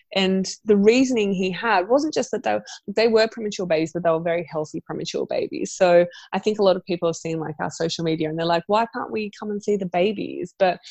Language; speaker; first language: English; native; English